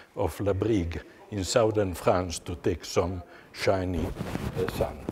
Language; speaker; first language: English; non-native, fluent; Italian